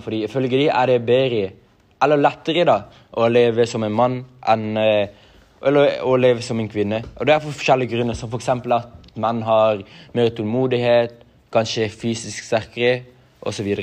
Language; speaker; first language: Norwegian; native; Norwegian